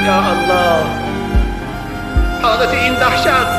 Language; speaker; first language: Persian; native; Persian